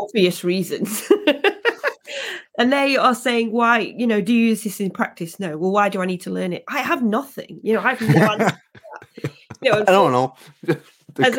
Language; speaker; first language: English; native; English